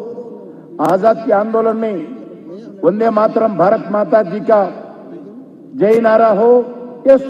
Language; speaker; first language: Hindi; non-native, local second language; Telugu